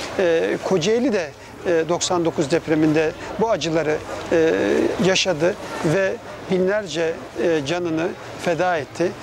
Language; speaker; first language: Turkish; native; Turkish